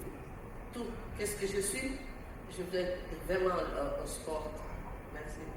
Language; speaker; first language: French; non-native, learner; Portuguese